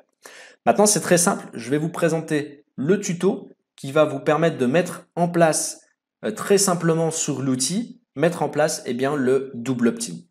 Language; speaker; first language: French; native; French